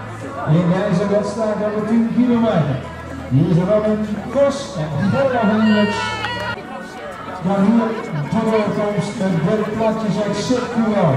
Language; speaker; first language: Dutch; native; Dutch